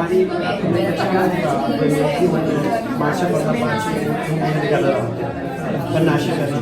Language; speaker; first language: Italian; non-native, learner; Urdu